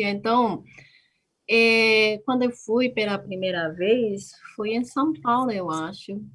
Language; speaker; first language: Portuguese; non-native, fluent; Japanese